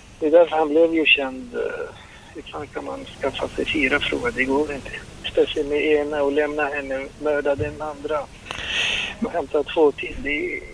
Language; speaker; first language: Swedish; early bilingual, other home language; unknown